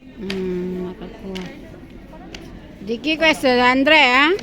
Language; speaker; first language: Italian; non-native, learner; Filipino